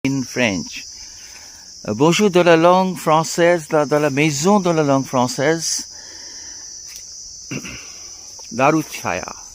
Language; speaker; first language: French; non-native, fluent; Bangla